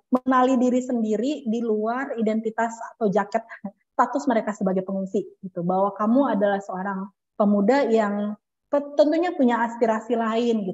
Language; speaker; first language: Indonesian; native; Indonesian